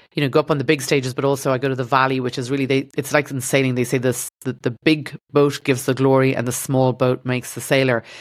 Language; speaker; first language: English; native; English